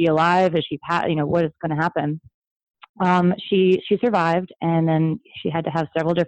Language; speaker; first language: English; native; English